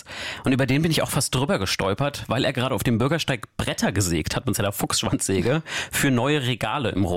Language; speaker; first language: German; native; German